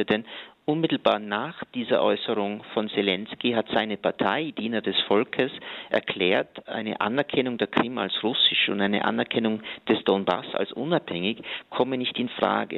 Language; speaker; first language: German; native; German